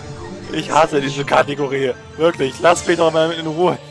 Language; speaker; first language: German; native; German